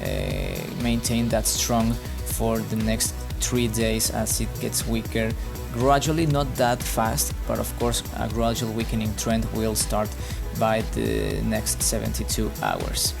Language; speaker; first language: English; non-native, fluent; Spanish